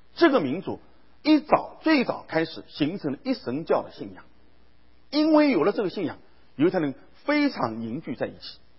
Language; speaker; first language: Chinese; native; Chinese